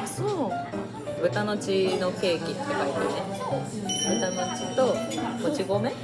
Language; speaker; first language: Japanese; native; Japanese